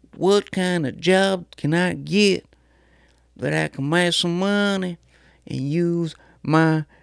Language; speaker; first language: English; early bilingual, other home language; Spanish